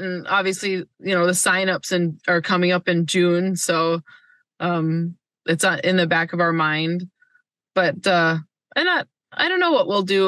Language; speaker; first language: English; native; English